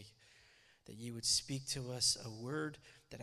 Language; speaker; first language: English; native; English